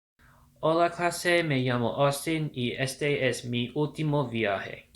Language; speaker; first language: Spanish; non-native, learner; English